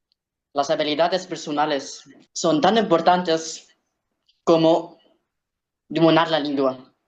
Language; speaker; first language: Spanish; non-native, learner; Arabic